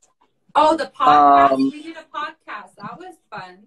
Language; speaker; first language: English; native; English